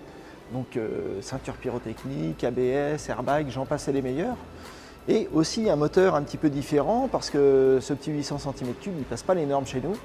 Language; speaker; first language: French; native; French